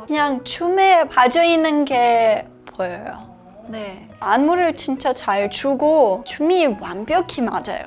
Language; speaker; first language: Korean; non-native, fluent; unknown